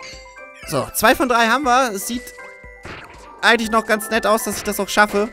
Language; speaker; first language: German; native; German